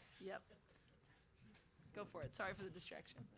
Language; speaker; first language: English; native; English